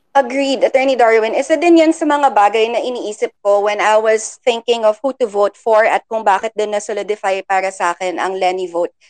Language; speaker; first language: Filipino; native; Filipino